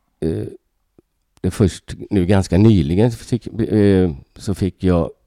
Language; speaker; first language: Swedish; early bilingual, other home language; Hungarian